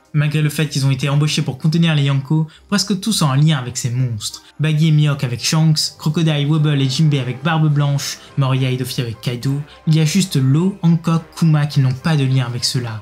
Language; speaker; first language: French; native; French